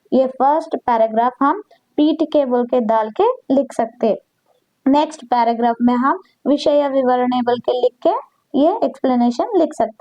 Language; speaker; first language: Hindi; non-native, local second language; Kannada